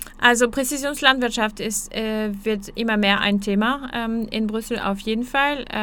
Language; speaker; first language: German; non-native, fluent; French